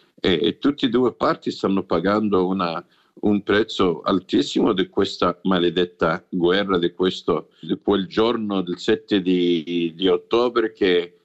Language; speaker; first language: Italian; non-native, fluent; Arabic